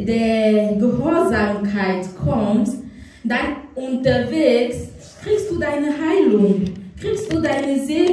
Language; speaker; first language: German; non-native, fluent; French